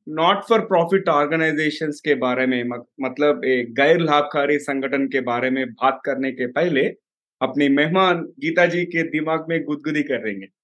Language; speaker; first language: Hindi; non-native, local second language; Telugu